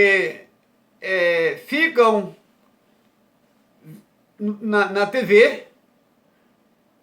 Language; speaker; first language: Portuguese; native; Portuguese